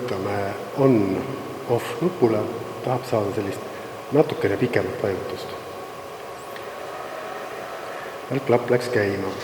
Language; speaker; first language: Estonian; native; Estonian